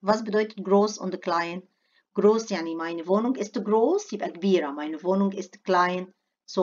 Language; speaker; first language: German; non-native, fluent; Arabic